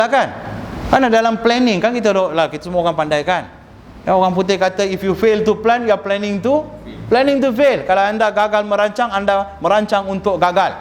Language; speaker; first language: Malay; native; Malay